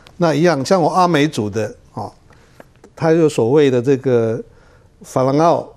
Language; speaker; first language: Chinese; non-native, local second language; Amis